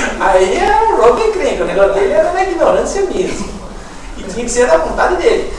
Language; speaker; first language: Portuguese; native; Portuguese